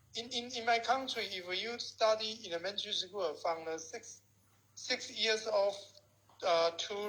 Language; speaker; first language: English; non-native, learner; Chinese